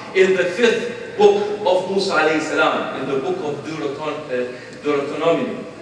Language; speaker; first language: English; non-native, fluent; Albanian